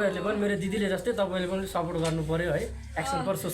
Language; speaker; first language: Nepali; native; Nepali